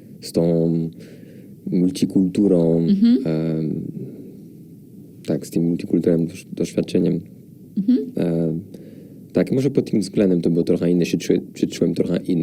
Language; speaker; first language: Polish; non-native, fluent; French